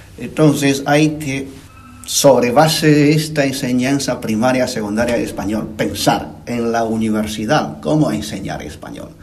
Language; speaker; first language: Spanish; non-native, fluent; Chinese